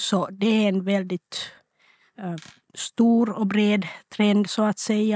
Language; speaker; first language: Swedish; non-native, local second language; Finnish